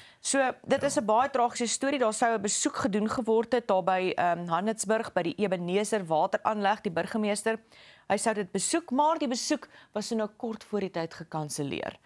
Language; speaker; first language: Afrikaans; native; Afrikaans